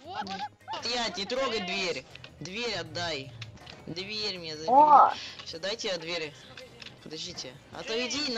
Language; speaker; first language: Russian; native; Russian